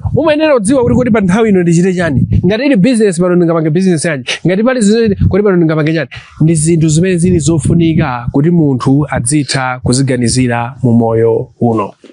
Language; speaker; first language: Nyanja; non-native, local second language; Tumbuka